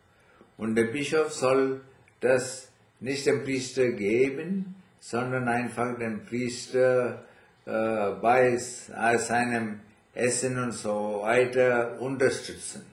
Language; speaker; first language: German; non-native, fluent; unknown